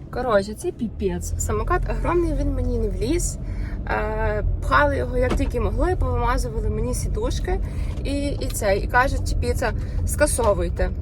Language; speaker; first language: Ukrainian; non-native, local second language; Russian